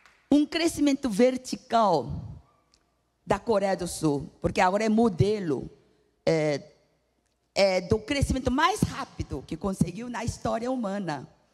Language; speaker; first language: Portuguese; non-native, fluent; Korean